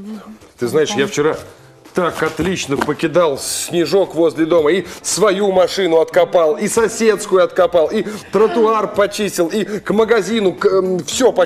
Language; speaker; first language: Russian; native; Russian